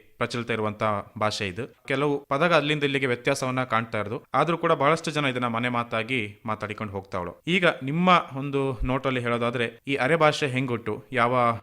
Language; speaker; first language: Kannada; native; Kannada